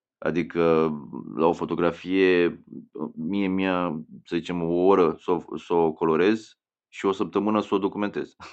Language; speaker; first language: Romanian; native; Romanian